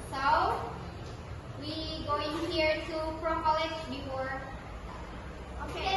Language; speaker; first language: English; non-native, learner; Indonesian